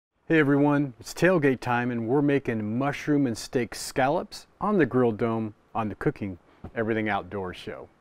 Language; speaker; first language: English; native; English